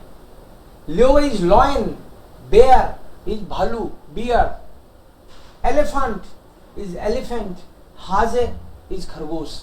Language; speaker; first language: Hindi; native; Hindi